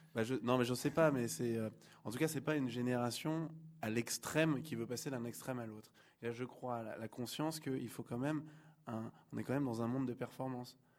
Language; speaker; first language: French; native; French